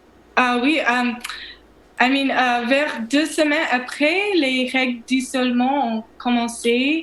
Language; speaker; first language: French; non-native, learner; English